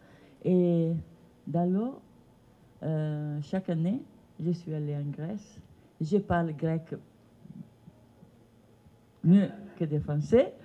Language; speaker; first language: French; non-native, fluent; Italian